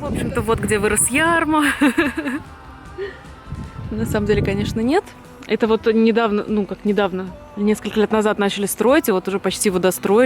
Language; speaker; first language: Russian; native; Russian